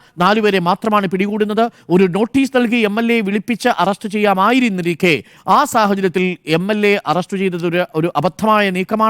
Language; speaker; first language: Malayalam; native; Malayalam